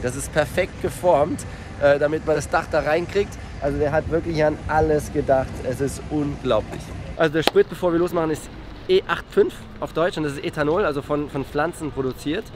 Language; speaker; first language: German; early bilingual, heritage; German